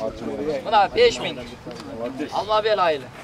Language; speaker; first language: Kyrgyz; native; Kyrgyz